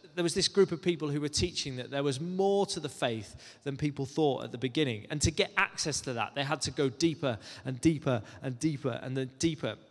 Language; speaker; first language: English; native; English